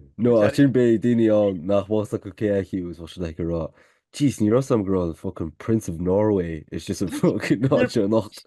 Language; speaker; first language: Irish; native; Irish